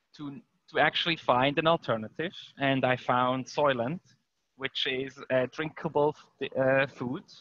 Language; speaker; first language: English; non-native, fluent; German